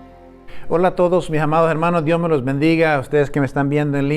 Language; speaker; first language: Spanish; native; Spanish